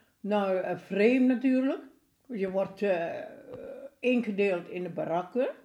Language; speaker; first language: Dutch; non-native, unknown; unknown